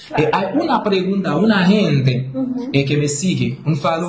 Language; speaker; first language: Spanish; non-native, learner; Haitian Creole